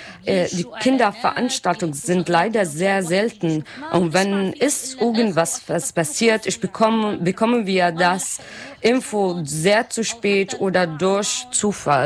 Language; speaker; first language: German; non-native, learner; Arabic